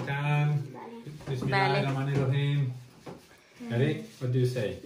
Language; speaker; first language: English; non-native, learner; Catalan